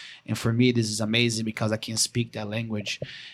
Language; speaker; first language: English; non-native, fluent; Portuguese